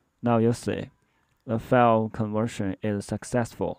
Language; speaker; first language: English; non-native, learner; Chinese